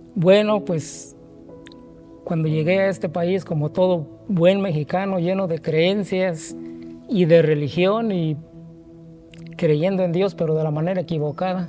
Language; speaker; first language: Spanish; native; Spanish